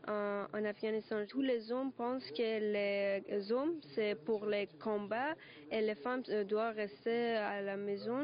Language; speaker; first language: French; non-native, learner; Persian